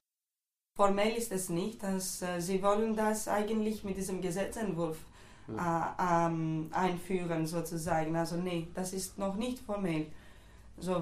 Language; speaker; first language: German; non-native, fluent; Greek